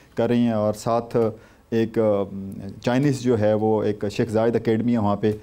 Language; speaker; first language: Urdu; non-native, local second language; Saraiki